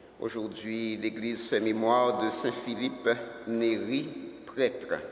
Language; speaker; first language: French; native; French